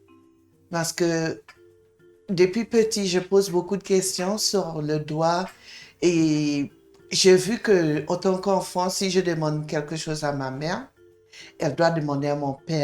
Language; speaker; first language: French; non-native, fluent; English